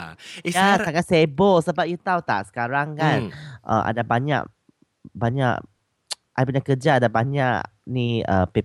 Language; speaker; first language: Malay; non-native, local second language; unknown